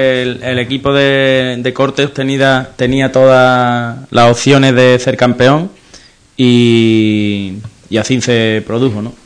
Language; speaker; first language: Spanish; native; Spanish